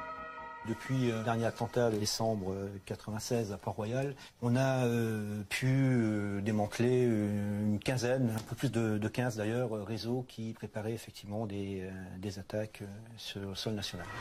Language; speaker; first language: French; native; French